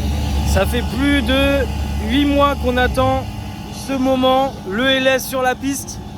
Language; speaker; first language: French; native; French